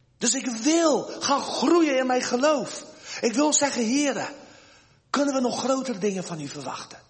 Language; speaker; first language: Dutch; early bilingual, heritage; Dutch